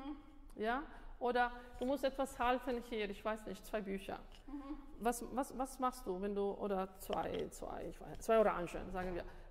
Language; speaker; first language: German; non-native, fluent; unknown